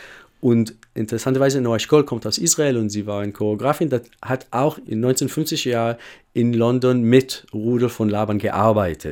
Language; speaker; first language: German; non-native, fluent; Hebrew